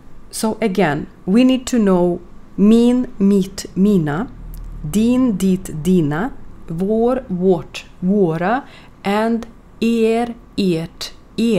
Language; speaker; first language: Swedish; non-native, fluent; Ukrainian